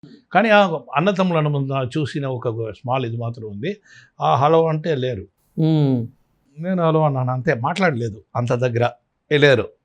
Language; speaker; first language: Telugu; non-native, local second language; Tamil